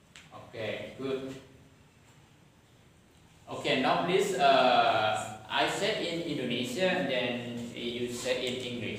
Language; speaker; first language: English; non-native, fluent; Indonesian